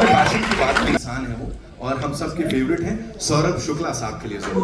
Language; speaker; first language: Hindi; native; Hindi